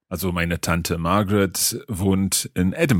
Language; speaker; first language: German; non-native, learner; English